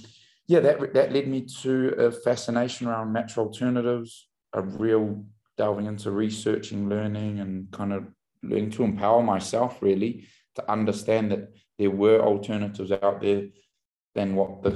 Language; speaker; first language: English; native; English